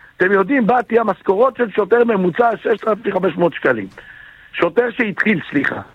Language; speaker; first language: Hebrew; native; Hebrew